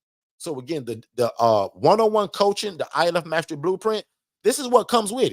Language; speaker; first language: English; native; English